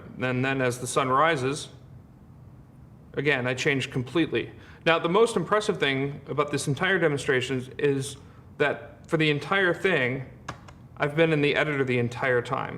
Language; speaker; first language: English; native; English